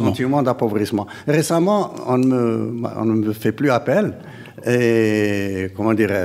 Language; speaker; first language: French; non-native, local second language; Arabic